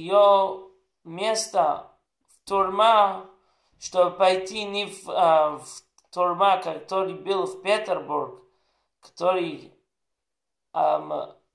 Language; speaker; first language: Russian; non-native, learner; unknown